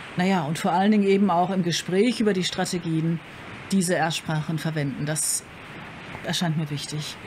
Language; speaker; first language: German; native; German